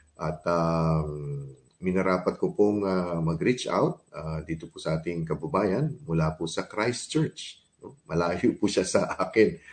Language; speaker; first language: Filipino; native; Filipino